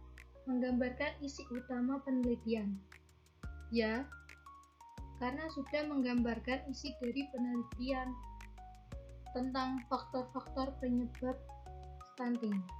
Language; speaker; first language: Indonesian; native; Indonesian